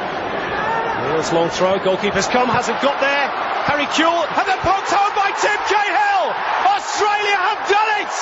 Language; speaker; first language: English; native; English